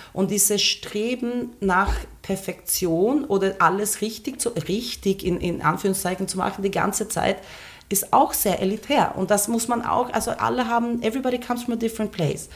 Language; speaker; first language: German; non-native, fluent; Finnish